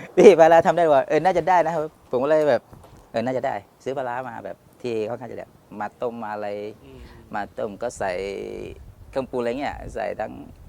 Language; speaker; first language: Thai; non-native, local second language; Pattani Malay